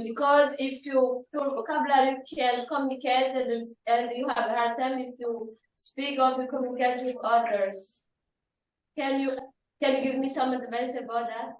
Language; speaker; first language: English; non-native, learner; Malagasy